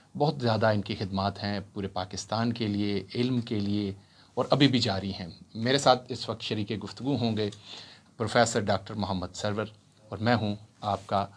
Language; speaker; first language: Urdu; non-native, local second language; Punjabi